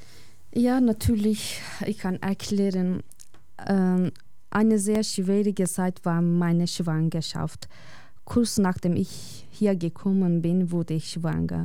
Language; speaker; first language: German; non-native, fluent; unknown